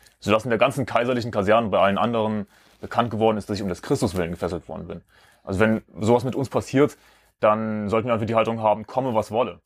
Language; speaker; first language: German; native; German